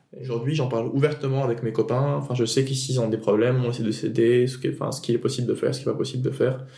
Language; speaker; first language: French; non-native, local second language; Arabic